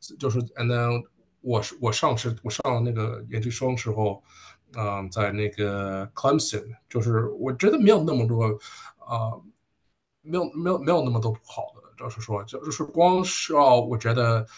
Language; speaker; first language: Chinese; early bilingual, heritage; Chinese